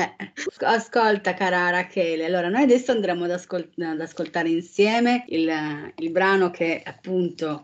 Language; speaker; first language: Italian; native; Italian